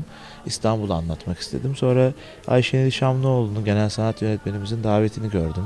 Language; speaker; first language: Turkish; native; Turkish